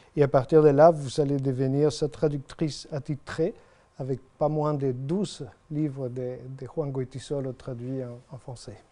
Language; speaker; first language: French; non-native, fluent; Spanish